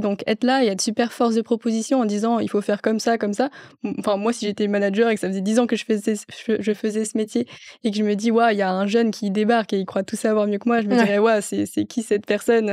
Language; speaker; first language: French; native; French